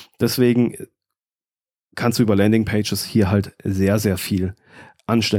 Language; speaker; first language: German; native; German